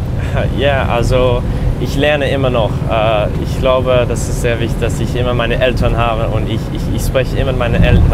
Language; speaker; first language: German; non-native, learner; English